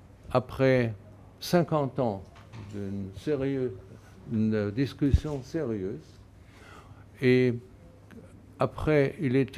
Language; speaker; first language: French; non-native, fluent; German